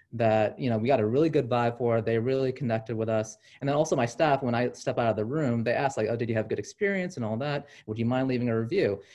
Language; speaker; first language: English; native; English